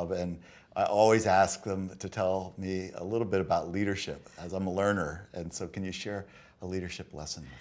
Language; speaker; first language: English; native; English